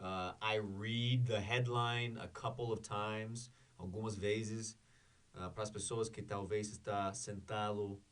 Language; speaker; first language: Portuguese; non-native, learner; English